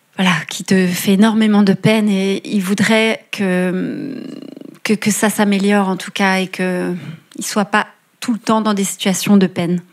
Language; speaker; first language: French; native; French